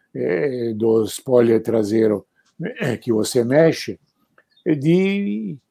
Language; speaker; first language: Portuguese; non-native, fluent; Italian